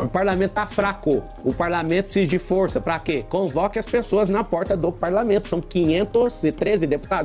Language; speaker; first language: Portuguese; native; Portuguese